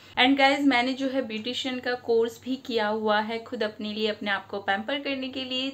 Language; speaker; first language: Hindi; non-native, local second language; Bangla